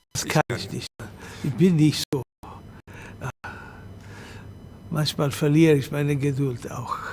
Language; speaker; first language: German; non-native, fluent; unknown